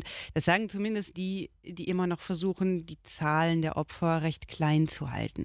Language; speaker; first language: German; native; German